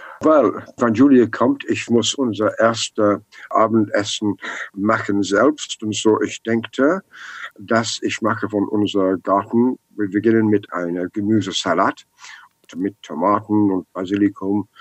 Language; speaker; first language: German; non-native, learner; English